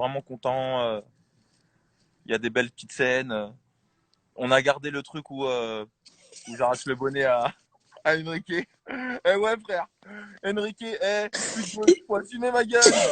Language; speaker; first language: French; native; French